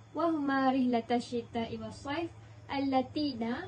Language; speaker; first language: Arabic; non-native, learner; Malay